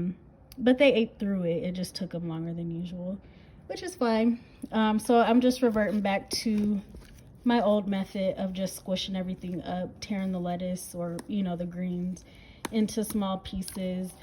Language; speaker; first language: English; native; English